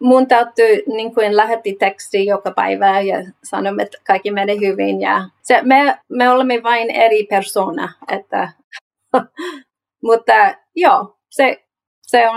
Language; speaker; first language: Finnish; non-native, learner; English